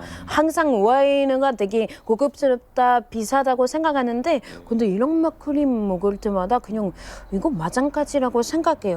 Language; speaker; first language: Korean; non-native, fluent; French